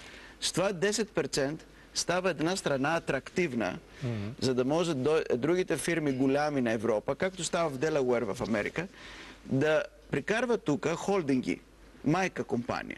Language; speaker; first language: Bulgarian; non-native, fluent; Greek